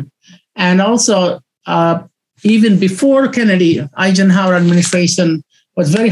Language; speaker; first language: English; non-native, local second language; Odia